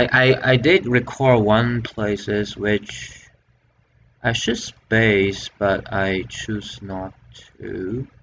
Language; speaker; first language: English; non-native, fluent; Chinese